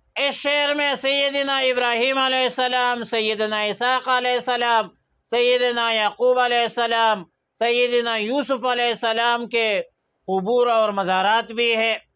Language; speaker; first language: Urdu; non-native, local second language; Pashto